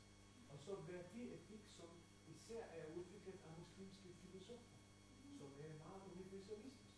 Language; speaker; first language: Danish; non-native, fluent; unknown